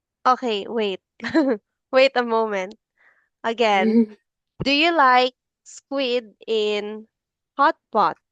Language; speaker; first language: English; non-native, fluent; Filipino